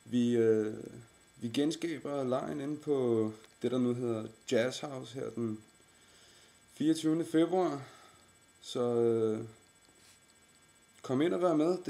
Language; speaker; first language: Danish; native; Danish